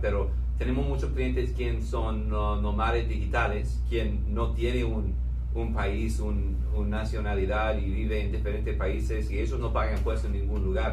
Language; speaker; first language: Spanish; non-native, fluent; English